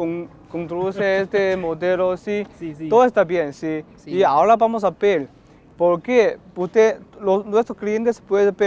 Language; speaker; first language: Spanish; non-native, learner; Chinese